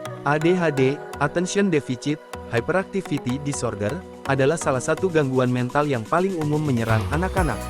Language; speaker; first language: Indonesian; native; Indonesian